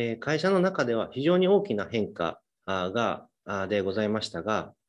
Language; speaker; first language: Japanese; native; Japanese